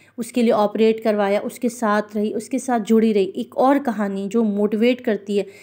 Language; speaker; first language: Urdu; non-native, local second language; Punjabi